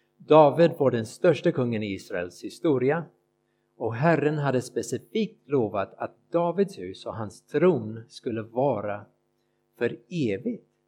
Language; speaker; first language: Swedish; non-native, fluent; English